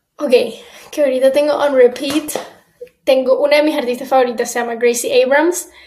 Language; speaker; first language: Spanish; native; Spanish